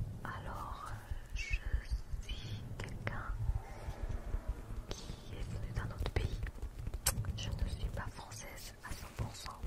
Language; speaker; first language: French; non-native, fluent; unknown